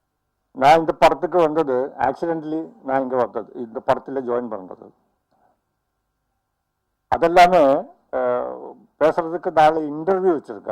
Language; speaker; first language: Tamil; non-native, fluent; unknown